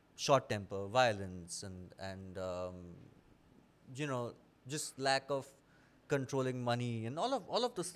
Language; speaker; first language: English; non-native, local second language; Bangla